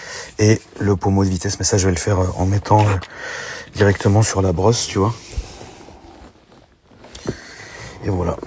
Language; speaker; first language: French; native; French